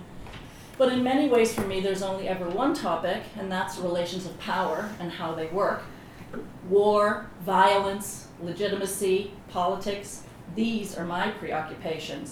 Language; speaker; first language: English; native; English